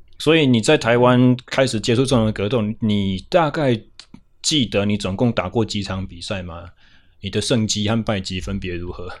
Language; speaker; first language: Chinese; native; Chinese